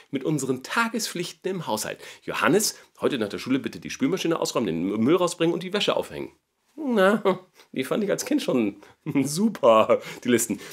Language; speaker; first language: German; native; German